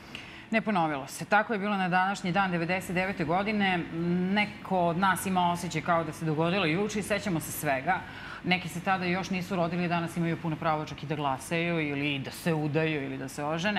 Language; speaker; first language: Serbian; native; Serbian